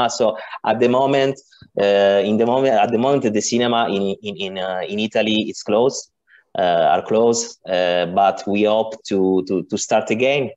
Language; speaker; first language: English; non-native, learner; Italian